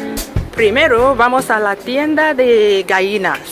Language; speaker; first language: Spanish; non-native, fluent; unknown